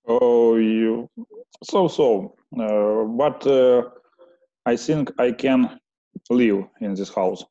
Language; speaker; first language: English; non-native, learner; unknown